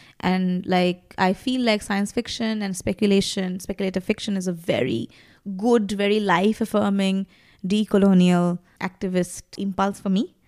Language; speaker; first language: English; non-native, local second language; Bangla